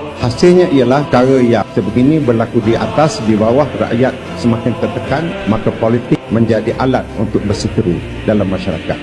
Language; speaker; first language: Malay; native; Malay